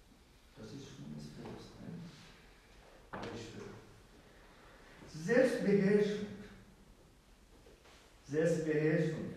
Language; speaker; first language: German; non-native, fluent; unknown